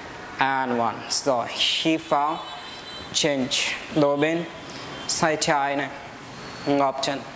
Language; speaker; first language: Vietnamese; non-native, learner; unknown